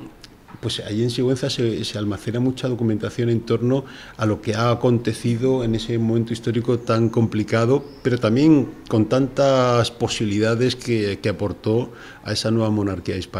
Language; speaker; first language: Spanish; native; Spanish